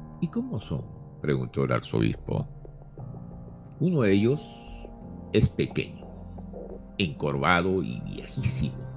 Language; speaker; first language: Spanish; native; Spanish